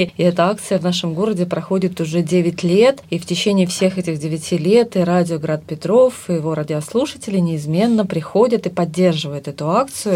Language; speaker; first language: Russian; native; Russian